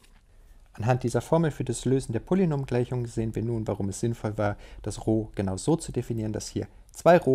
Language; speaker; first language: German; native; German